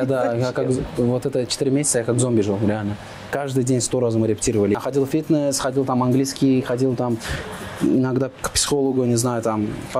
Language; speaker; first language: Russian; non-native, fluent; Azerbaijani